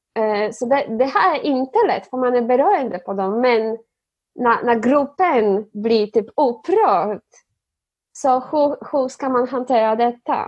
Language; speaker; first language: Swedish; non-native, fluent; Polish